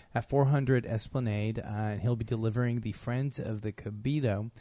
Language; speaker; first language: English; native; English